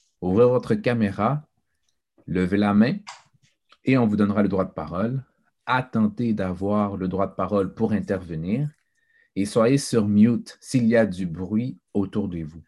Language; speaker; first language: French; early bilingual, other home language; Haitian Creole